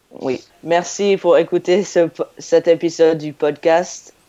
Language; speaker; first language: French; non-native, learner; English